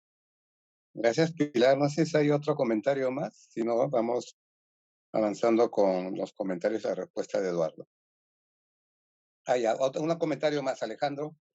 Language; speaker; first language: Spanish; native; Spanish